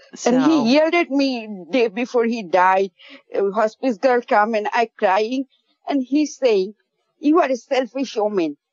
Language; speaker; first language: English; non-native, local second language; Bangla